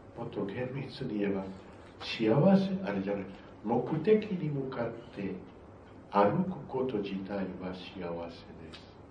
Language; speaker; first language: Japanese; non-native, fluent; Spanish